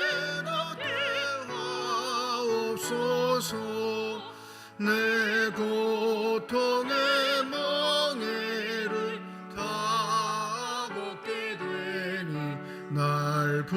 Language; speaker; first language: Korean; native; Korean